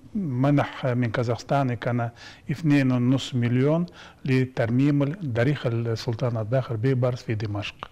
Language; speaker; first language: Arabic; non-native, fluent; Kazakh